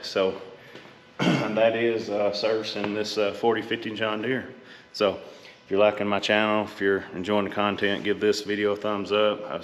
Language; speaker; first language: English; native; English